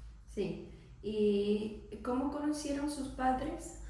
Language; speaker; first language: Spanish; non-native, learner; English